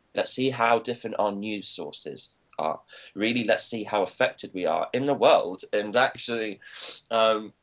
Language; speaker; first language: English; native; English